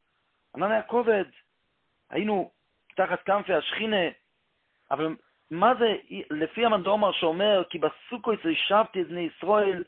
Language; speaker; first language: Hebrew; non-native, local second language; Yiddish